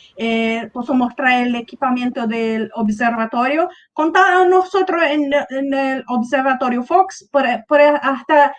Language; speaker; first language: Spanish; non-native, learner; Portuguese